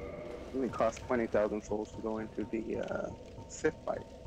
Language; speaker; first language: English; native; English